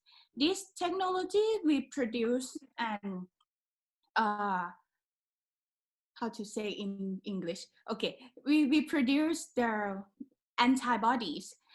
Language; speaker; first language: English; non-native, learner; Thai